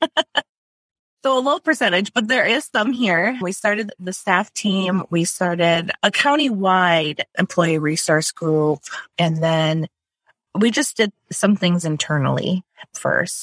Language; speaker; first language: English; native; English